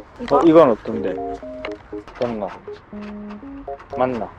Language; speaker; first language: Korean; native; Korean